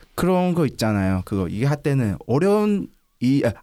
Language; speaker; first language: Korean; non-native, learner; Chinese